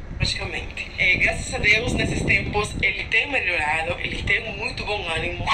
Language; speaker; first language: Portuguese; non-native, fluent; Spanish